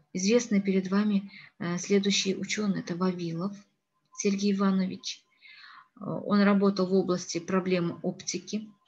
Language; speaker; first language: Russian; non-native, local second language; Kazakh